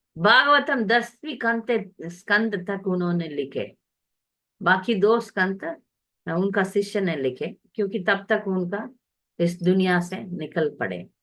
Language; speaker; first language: Hindi; non-native, local second language; Tamil